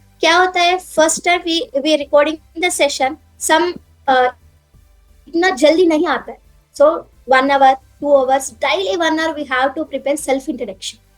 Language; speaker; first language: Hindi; non-native, local second language; Telugu